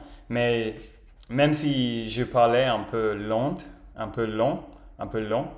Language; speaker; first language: French; non-native, learner; English